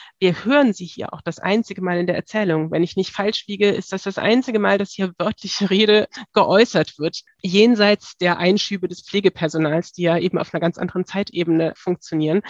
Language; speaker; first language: German; native; German